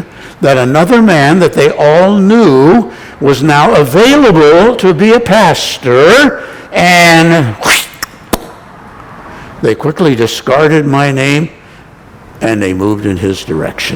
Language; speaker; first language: English; native; English